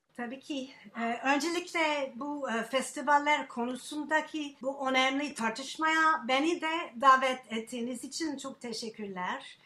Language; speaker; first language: Turkish; non-native, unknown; English